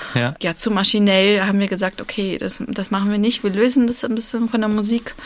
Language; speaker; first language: German; early bilingual, other home language; Russian